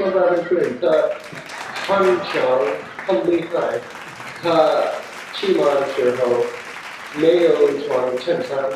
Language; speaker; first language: Chinese; non-native, learner; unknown